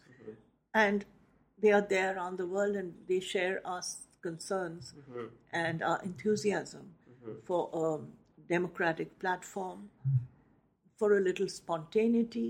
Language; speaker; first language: English; non-native, local second language; Hindi